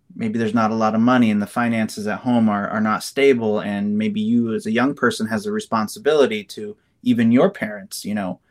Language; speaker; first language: English; native; English